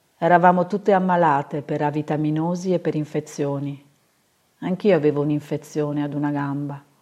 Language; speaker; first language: Italian; native; Italian